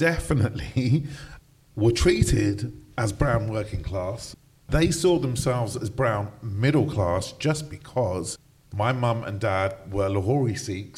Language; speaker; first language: English; native; English